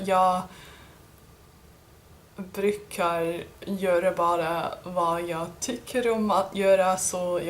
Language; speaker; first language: Swedish; non-native, learner; English